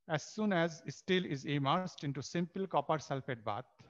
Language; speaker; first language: English; non-native, local second language; Bangla